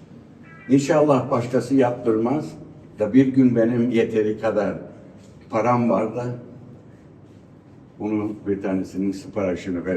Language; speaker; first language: Turkish; early bilingual, heritage; Turkish